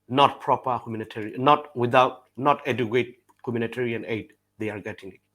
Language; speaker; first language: English; non-native, fluent; Burmese